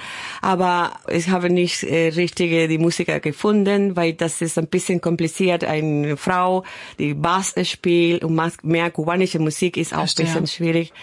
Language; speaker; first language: German; non-native, fluent; Spanish